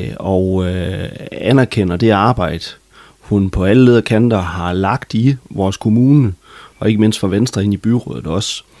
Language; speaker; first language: Danish; native; Danish